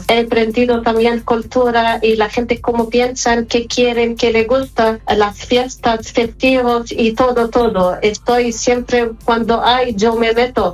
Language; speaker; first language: Spanish; non-native, fluent; Arabic